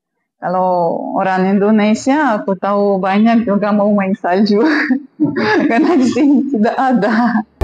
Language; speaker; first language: Indonesian; non-native, fluent; Russian